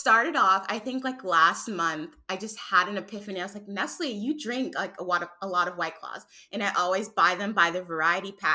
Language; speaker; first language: English; native; English